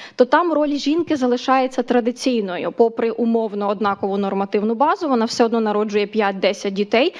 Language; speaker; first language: Ukrainian; native; Ukrainian